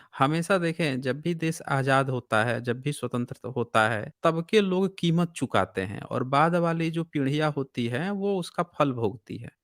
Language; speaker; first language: Hindi; native; Hindi